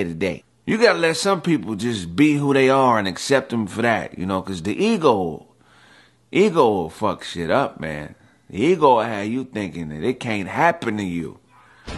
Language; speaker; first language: English; native; English